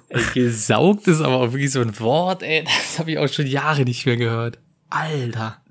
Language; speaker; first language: German; native; German